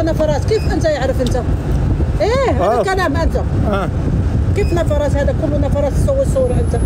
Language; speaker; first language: Arabic; non-native, learner; Pashto